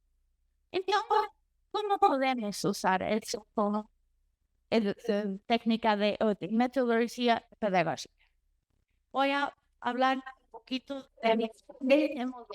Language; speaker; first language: Spanish; non-native, learner; Portuguese